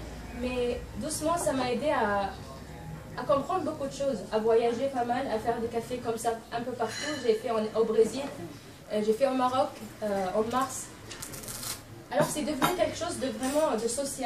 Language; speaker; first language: French; non-native, fluent; Arabic